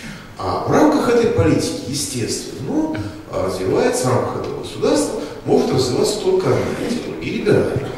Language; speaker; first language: Russian; native; Russian